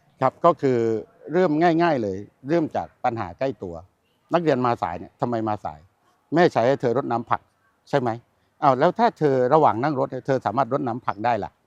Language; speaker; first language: Thai; native; Thai